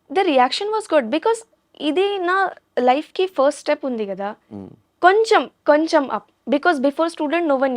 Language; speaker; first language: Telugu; non-native, learner; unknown